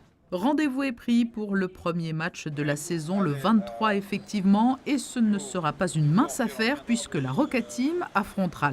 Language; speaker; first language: French; native; French